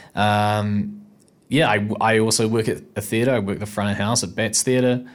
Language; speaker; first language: English; native; English